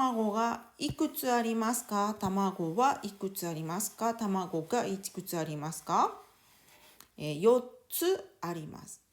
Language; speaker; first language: Japanese; native; Japanese